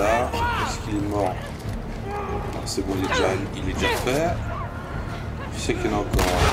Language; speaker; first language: French; native; French